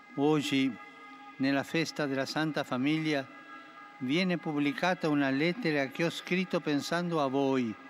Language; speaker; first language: Italian; non-native, fluent; Spanish